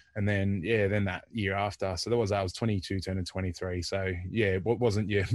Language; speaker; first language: English; native; English